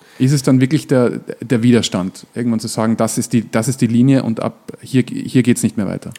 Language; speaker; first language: German; native; German